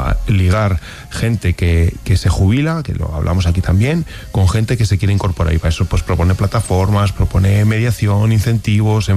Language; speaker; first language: Spanish; native; Spanish